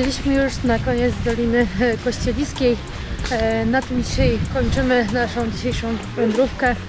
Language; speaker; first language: Polish; native; Polish